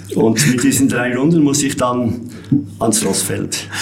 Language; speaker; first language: German; native; German